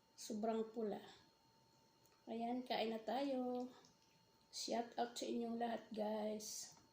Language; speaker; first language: Filipino; non-native, local second language; Bikol